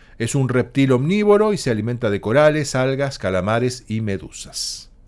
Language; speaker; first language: Spanish; native; Spanish